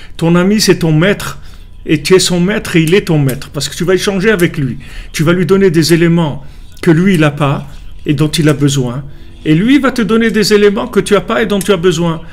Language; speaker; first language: French; native; French